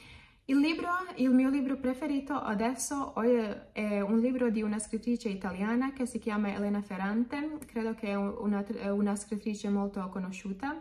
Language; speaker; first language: Italian; non-native, fluent; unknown